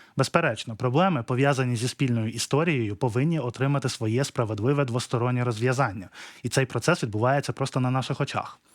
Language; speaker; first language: Ukrainian; native; Ukrainian